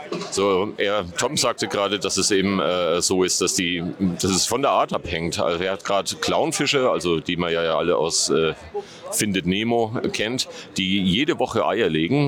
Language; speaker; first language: German; native; German